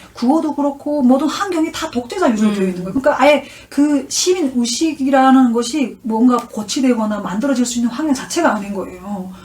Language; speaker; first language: Korean; native; Korean